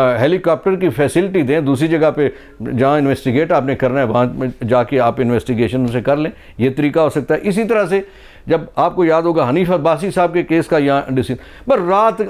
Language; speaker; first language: Urdu; non-native, local second language; Pahari-Potwari